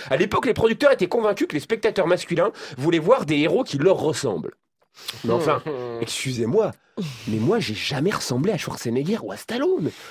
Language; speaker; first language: French; native; French